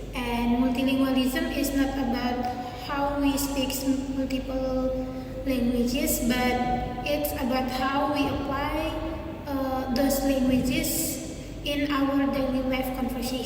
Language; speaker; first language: English; non-native, learner; Indonesian